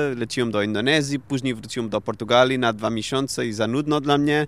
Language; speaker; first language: Polish; non-native, learner; Portuguese